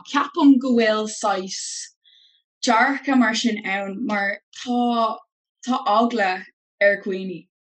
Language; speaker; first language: Irish; non-native, local second language; English